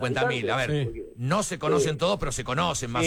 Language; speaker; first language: Spanish; native; Spanish